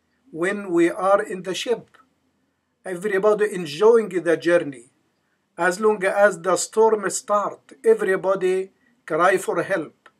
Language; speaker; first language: English; non-native, fluent; Arabic